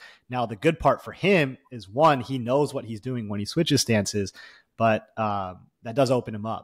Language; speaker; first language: English; native; English